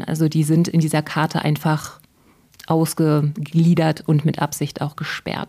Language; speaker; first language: German; native; German